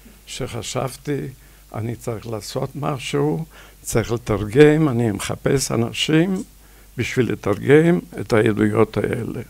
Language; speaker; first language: Hebrew; non-native, fluent; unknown